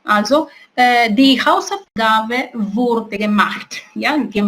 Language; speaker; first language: German; non-native, fluent; Spanish